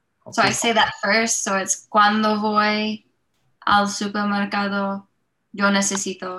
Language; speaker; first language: Spanish; non-native, learner; English